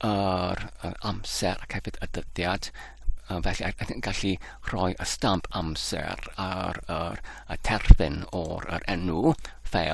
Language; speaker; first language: Welsh; non-native, learner; Polish